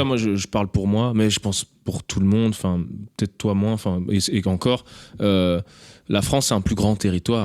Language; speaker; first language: French; native; French